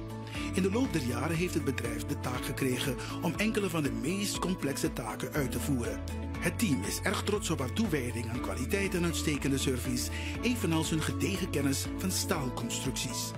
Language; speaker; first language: Dutch; native; Dutch